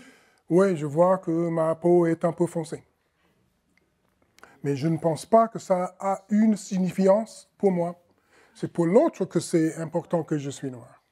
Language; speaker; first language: French; non-native, fluent; English